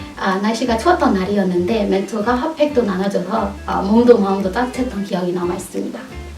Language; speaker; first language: Korean; non-native, fluent; Burmese